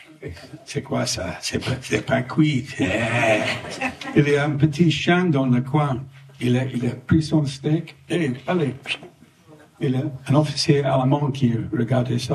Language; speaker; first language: French; non-native, fluent; English